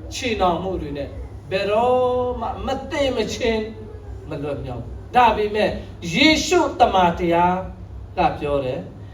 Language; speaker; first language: Burmese; non-native, local second language; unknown